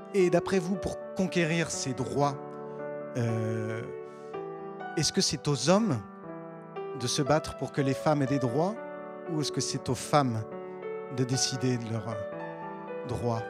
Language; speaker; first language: French; native; French